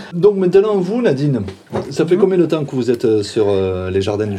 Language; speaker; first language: French; native; French